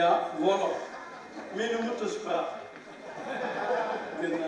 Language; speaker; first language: German; non-native, fluent; Wolof